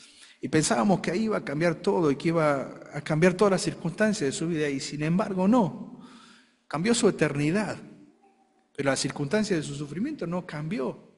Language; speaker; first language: Spanish; native; Spanish